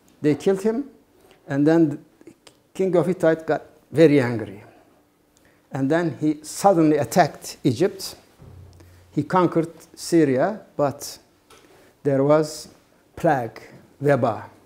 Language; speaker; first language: English; non-native, fluent; Turkish